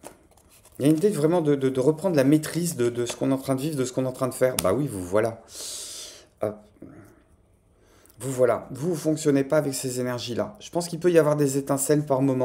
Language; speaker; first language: French; native; French